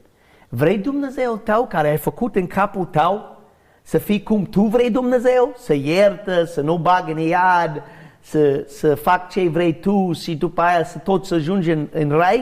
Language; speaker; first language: Romanian; non-native, learner; English